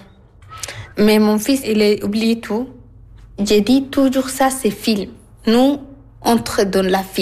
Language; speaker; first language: French; non-native, learner; Arabic